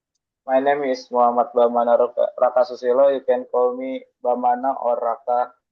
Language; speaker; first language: English; non-native, learner; Indonesian